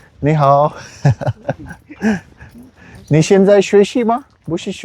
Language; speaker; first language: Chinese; non-native, learner; Urdu